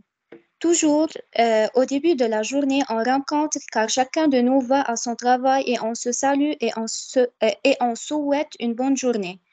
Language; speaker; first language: French; non-native, learner; Arabic